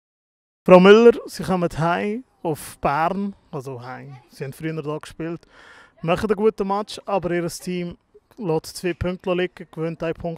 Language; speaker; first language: German; native; German